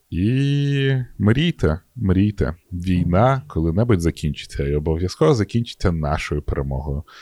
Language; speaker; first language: Ukrainian; non-native, local second language; Russian